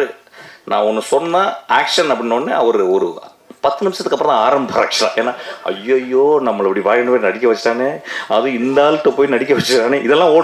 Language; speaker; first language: Tamil; native; Tamil